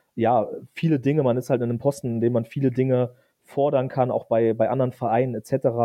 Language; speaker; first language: German; native; German